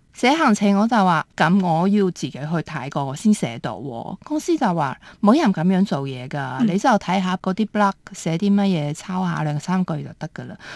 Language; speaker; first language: Cantonese; early bilingual, heritage; Cantonese